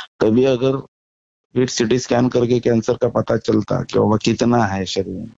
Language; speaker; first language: Hindi; non-native, local second language; Marathi